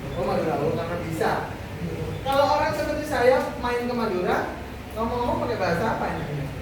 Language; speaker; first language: Indonesian; non-native, local second language; Javanese